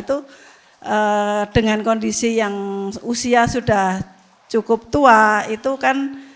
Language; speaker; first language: Indonesian; non-native, local second language; Javanese